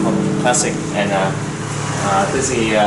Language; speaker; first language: English; non-native, learner; Vietnamese